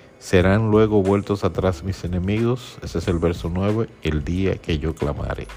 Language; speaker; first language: Spanish; native; Spanish